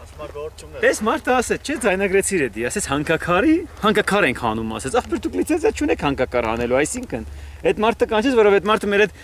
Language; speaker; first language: Armenian; native; Armenian